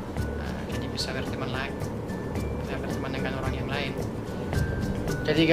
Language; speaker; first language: Indonesian; non-native, fluent; French